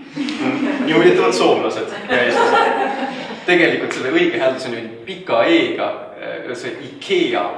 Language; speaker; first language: Estonian; native; Estonian